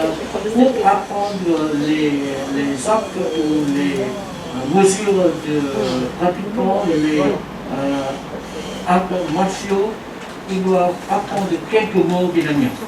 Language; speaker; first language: French; non-native, learner; Vietnamese